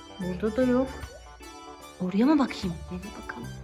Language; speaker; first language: Turkish; native; Turkish